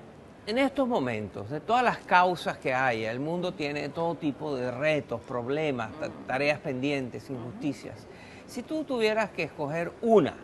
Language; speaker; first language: Spanish; native; Spanish